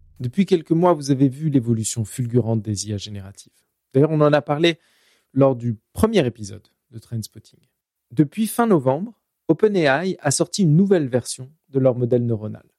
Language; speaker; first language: French; native; French